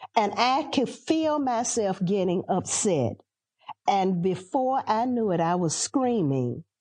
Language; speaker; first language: English; native; English